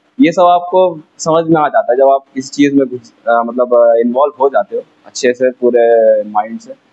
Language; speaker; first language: Hindi; native; Hindi